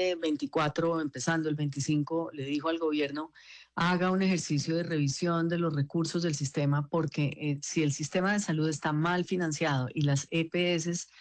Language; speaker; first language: Spanish; native; Spanish